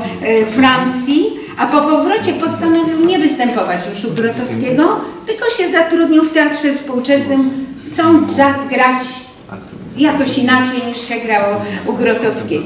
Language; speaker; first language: Polish; native; Polish